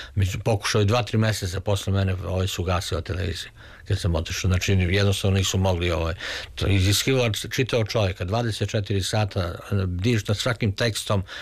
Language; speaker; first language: Serbian; native; Serbian